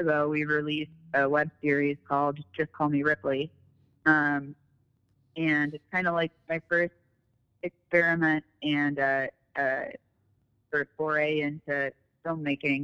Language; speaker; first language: English; native; English